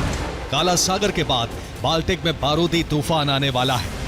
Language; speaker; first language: Hindi; native; Hindi